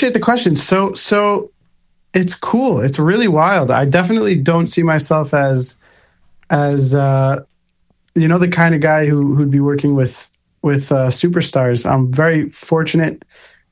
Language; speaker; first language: English; native; English